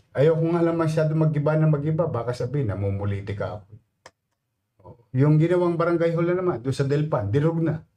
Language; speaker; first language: Filipino; native; Filipino